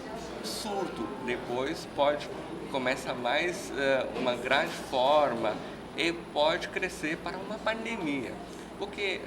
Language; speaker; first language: Portuguese; non-native, learner; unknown